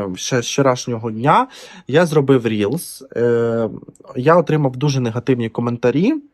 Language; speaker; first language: Ukrainian; non-native, local second language; Russian